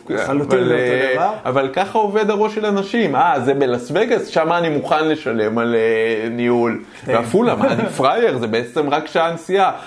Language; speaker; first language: Hebrew; native; Hebrew